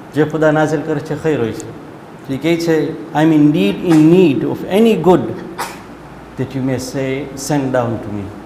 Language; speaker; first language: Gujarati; early bilingual, heritage; Gujarati